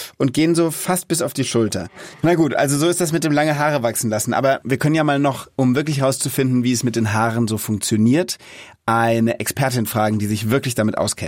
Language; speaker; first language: German; native; German